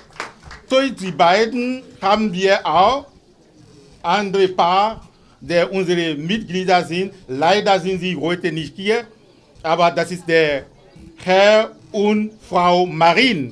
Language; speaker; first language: German; non-native, fluent; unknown